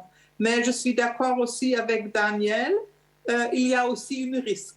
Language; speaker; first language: French; non-native, learner; German